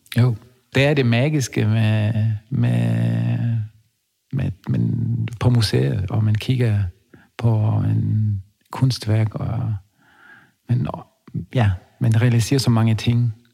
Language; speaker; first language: Danish; non-native, fluent; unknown